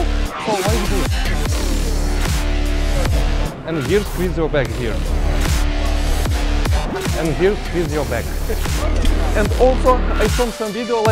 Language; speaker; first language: English; non-native, learner; Russian